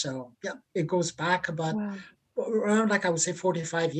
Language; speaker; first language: English; non-native, fluent; Persian